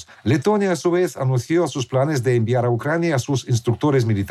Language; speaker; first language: Spanish; native; Spanish